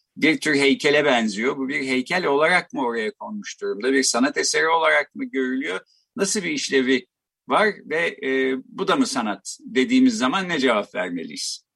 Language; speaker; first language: Turkish; native; Turkish